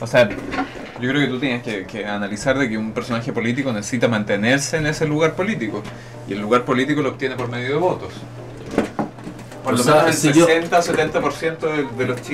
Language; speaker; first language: Spanish; native; Spanish